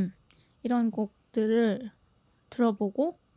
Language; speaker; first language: Korean; non-native, fluent; Thai